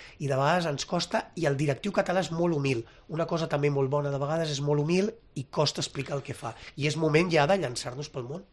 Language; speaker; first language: Catalan; native; Catalan